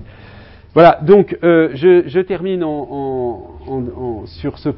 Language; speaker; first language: French; native; French